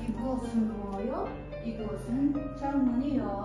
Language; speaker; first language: Korean; non-native, learner; Uzbek